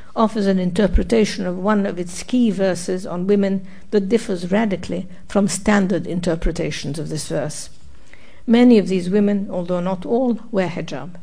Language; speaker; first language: English; non-native, fluent; Arabic